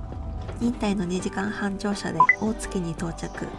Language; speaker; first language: Japanese; native; Japanese